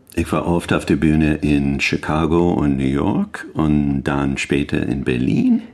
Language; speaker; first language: German; non-native, learner; English